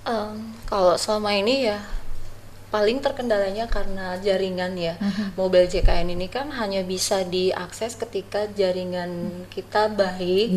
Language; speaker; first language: Indonesian; native; Indonesian